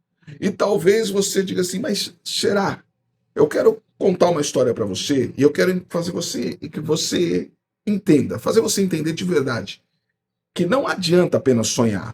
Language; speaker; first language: Portuguese; native; Portuguese